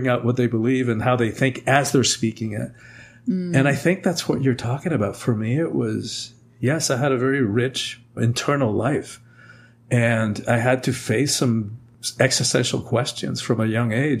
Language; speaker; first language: English; early bilingual, other home language; Spanish